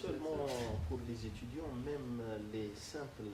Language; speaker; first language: French; non-native, local second language; Arabic